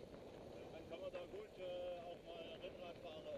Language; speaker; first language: German; native; German